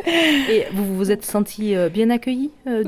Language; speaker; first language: French; native; French